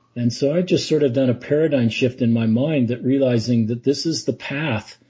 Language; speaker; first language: English; native; English